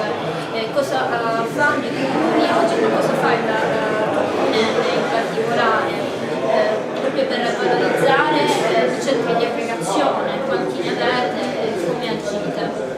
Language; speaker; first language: Italian; native; Italian